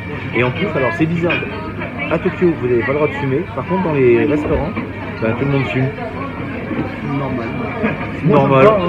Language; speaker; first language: French; native; French